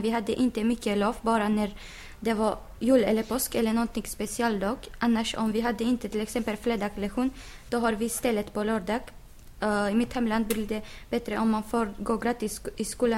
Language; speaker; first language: Swedish; non-native, learner; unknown